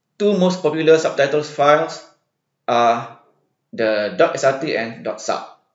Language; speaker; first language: English; non-native, local second language; Malay